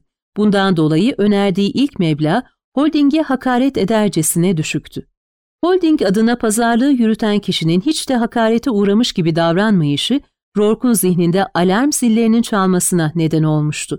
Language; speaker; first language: Turkish; native; Turkish